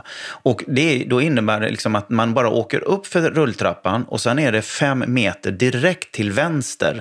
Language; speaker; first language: Swedish; native; Swedish